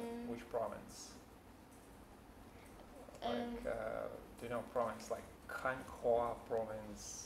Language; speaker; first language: English; non-native, fluent; Vietnamese